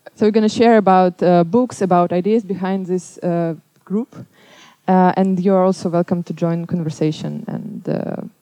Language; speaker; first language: English; non-native, fluent; Belarusian